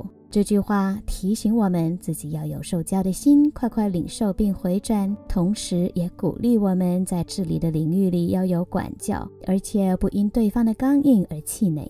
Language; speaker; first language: Chinese; native; Chinese